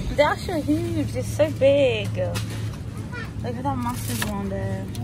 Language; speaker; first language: English; early bilingual, other home language; Portuguese